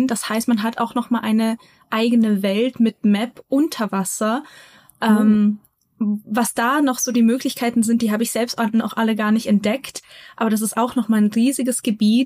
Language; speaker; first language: German; native; German